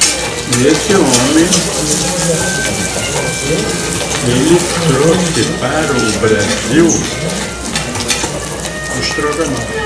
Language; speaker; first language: Portuguese; non-native, fluent; German